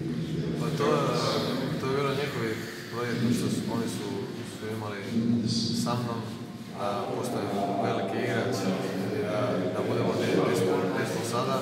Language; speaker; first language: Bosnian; non-native, learner; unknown